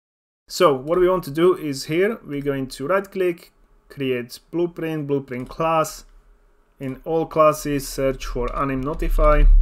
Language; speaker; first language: English; non-native, fluent; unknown